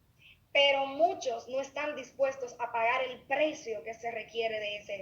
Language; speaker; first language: Spanish; native; Spanish